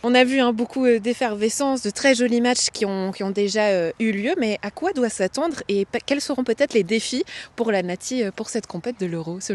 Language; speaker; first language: French; native; French